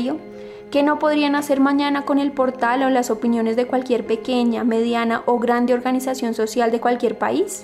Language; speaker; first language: Spanish; native; Spanish